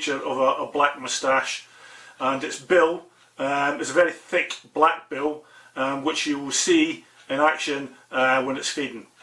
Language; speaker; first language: English; native; English